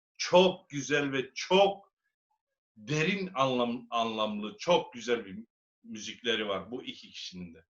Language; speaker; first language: Turkish; native; Turkish